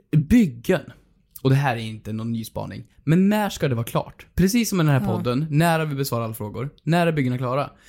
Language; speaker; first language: Swedish; native; Swedish